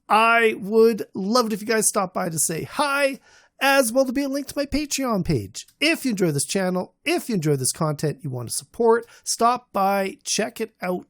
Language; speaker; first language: English; native; English